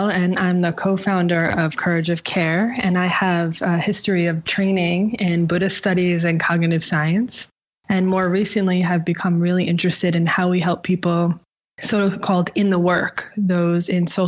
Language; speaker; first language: English; native; English